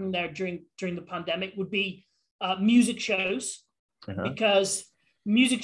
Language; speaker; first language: English; native; English